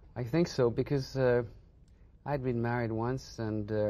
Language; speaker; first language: English; non-native, fluent; French